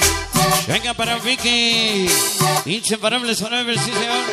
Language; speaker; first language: Spanish; native; Spanish